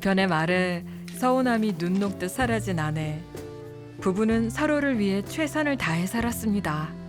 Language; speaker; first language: Korean; native; Korean